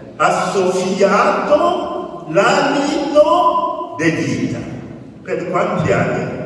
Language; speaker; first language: Italian; non-native, fluent; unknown